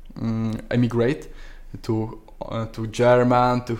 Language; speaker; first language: English; non-native, learner; Polish